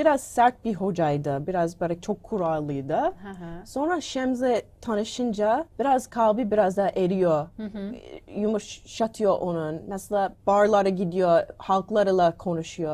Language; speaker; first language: Turkish; non-native, learner; English